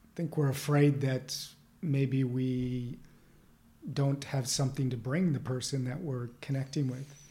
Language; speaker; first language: English; native; English